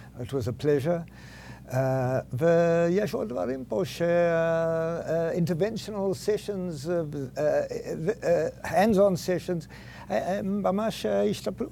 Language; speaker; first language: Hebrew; native; Hebrew